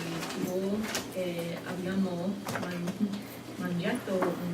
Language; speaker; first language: Italian; non-native, learner; English